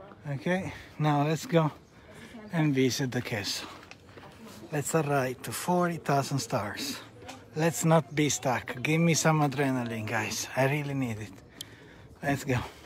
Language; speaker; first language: English; non-native, fluent; Italian